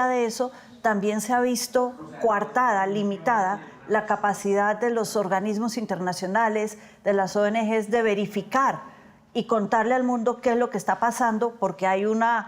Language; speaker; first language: Spanish; native; Spanish